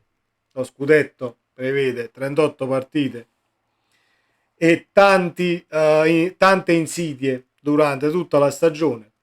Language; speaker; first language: Italian; native; Italian